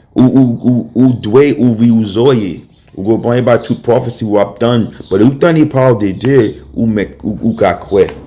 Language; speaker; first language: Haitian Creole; early bilingual, heritage; Haitian Creole